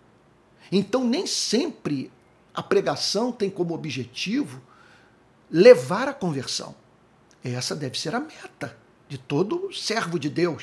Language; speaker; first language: Portuguese; native; Portuguese